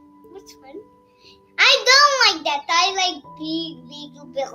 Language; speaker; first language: English; non-native, learner; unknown